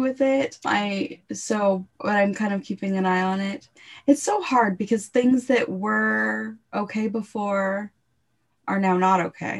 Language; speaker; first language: English; native; English